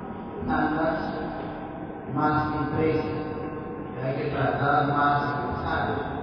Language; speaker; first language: Spanish; non-native, learner; Chinese